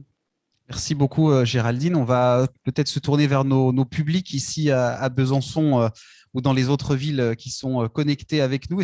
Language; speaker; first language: French; native; French